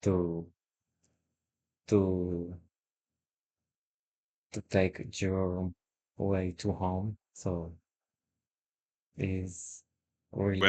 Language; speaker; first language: English; non-native, learner; Spanish